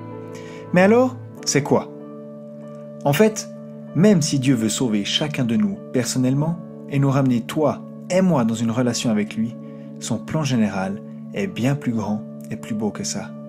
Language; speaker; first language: French; native; French